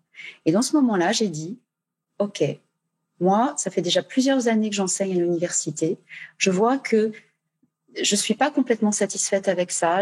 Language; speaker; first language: French; native; French